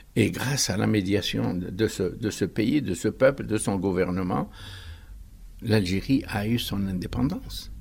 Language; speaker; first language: French; non-native, local second language; Arabic